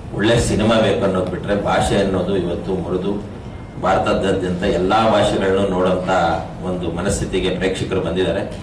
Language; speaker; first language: Kannada; native; Kannada